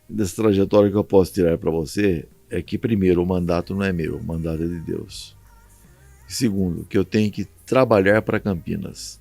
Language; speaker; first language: Portuguese; native; Portuguese